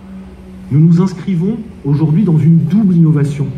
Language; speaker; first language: French; native; French